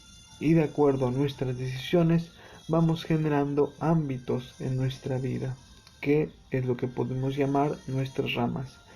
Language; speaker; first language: Spanish; native; Spanish